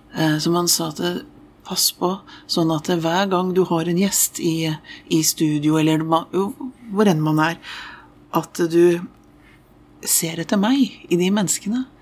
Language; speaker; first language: Norwegian; native; Norwegian